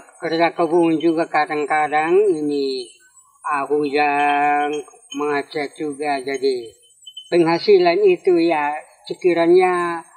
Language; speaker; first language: Indonesian; non-native, local second language; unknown